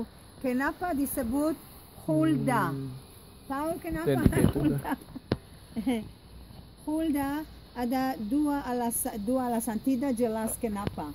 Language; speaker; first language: Indonesian; non-native, fluent; Hebrew